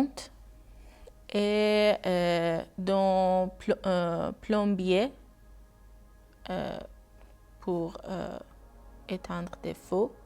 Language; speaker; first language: French; non-native, learner; Persian